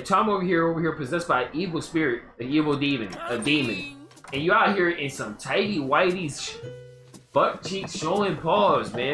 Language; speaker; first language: English; native; English